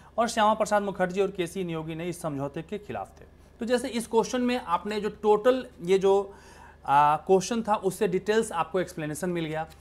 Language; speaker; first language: Hindi; native; Hindi